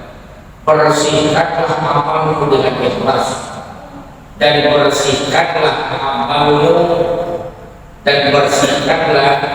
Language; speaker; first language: Indonesian; non-native, local second language; Sundanese